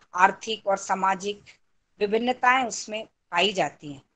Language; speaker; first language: Hindi; native; Hindi